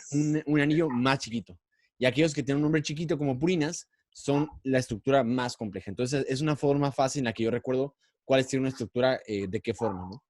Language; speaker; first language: Spanish; native; Spanish